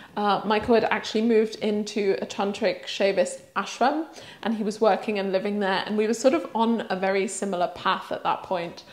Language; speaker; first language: English; early bilingual, other home language; Swiss German